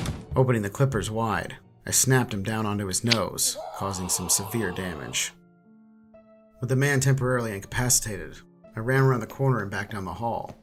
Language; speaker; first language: English; native; English